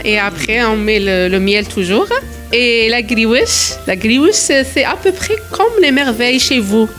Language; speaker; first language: French; non-native, local second language; Arabic